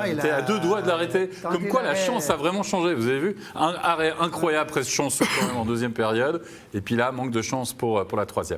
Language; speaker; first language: French; native; French